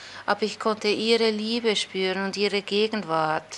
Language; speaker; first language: German; native; German